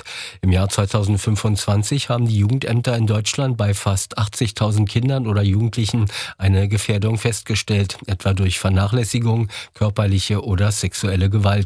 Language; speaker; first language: German; native; German